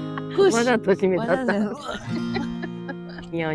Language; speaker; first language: Japanese; native; Japanese